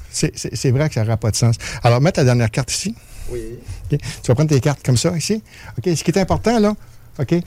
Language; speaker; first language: French; native; French